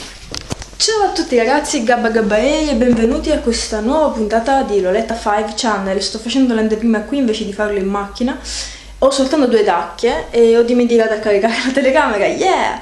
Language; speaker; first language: Italian; native; Italian